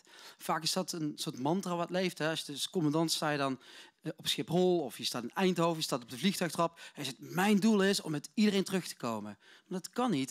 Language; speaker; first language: Dutch; native; Dutch